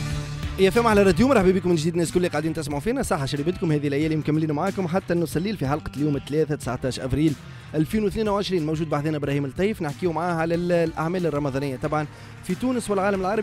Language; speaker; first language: Arabic; native; Arabic